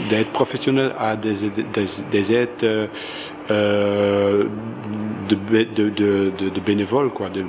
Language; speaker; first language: French; non-native, local second language; Dutch